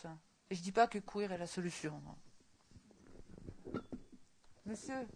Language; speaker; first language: French; native; French